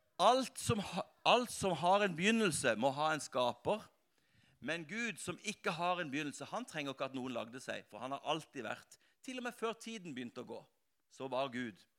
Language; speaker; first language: Norwegian; native; Norwegian